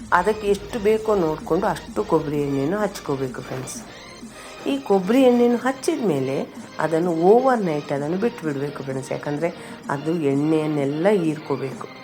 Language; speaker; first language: Kannada; native; Kannada